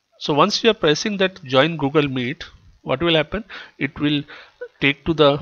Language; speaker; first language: English; non-native, local second language; Kannada